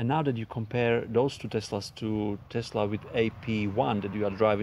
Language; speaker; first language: English; non-native, fluent; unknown